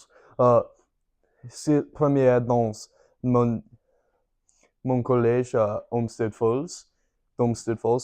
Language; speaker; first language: French; non-native, learner; English